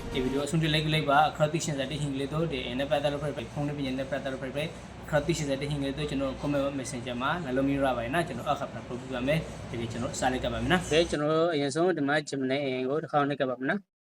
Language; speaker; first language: Burmese; native; Burmese